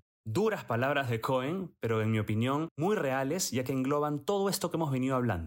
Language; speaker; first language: Spanish; native; Spanish